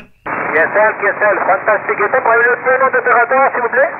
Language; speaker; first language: French; non-native, learner; Spanish